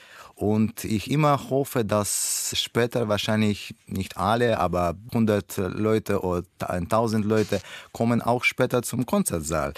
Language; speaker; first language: German; non-native, fluent; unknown